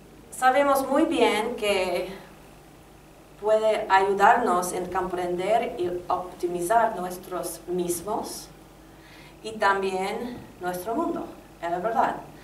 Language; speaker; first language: Spanish; non-native, learner; English